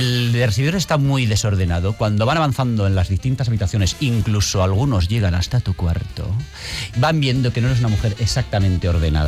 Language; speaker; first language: Spanish; native; Spanish